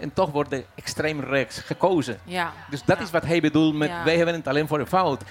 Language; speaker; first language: Dutch; non-native, fluent; Spanish